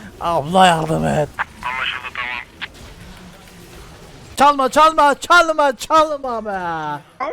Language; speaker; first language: Turkish; native; Turkish